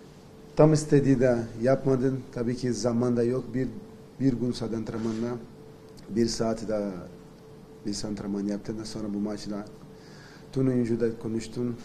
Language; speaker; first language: Turkish; non-native, learner; Portuguese